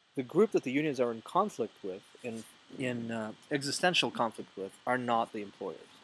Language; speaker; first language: English; non-native, fluent; Russian